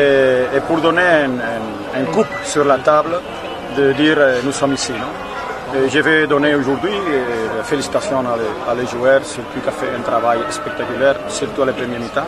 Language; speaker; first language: French; non-native, learner; Spanish